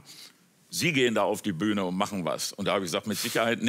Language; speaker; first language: German; native; German